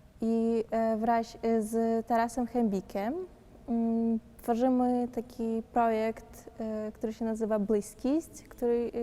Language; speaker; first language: Polish; non-native, fluent; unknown